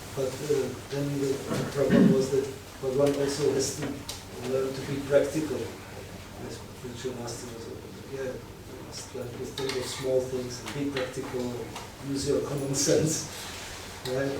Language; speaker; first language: English; non-native, fluent; Czech